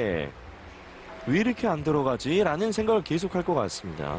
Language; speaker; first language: Korean; native; Korean